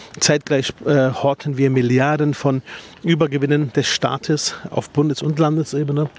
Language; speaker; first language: German; early bilingual, other home language; Arabic